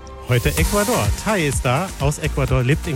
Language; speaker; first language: German; native; German